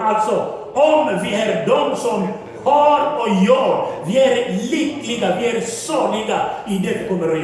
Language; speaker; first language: Swedish; non-native, fluent; Lingala